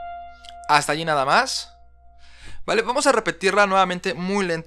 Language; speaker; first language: Spanish; native; Spanish